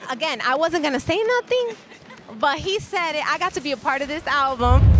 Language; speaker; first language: English; native; English